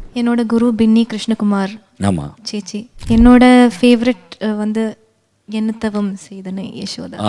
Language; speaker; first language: Tamil; non-native, local second language; Malayalam